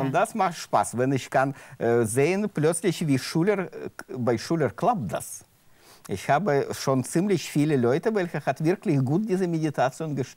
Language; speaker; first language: German; non-native, learner; Russian